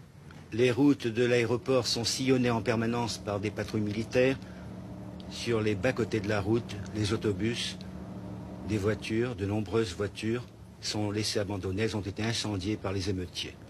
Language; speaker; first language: French; native; French